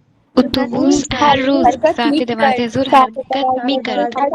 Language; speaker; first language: Persian; non-native, learner; Urdu